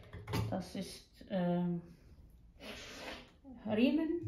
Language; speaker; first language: German; non-native, fluent; Croatian